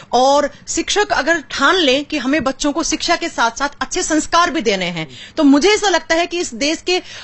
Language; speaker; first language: Hindi; native; Hindi